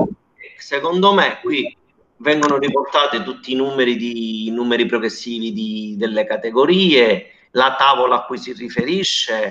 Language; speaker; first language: Italian; native; Italian